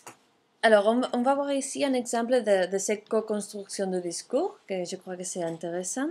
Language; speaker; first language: French; non-native, fluent; Catalan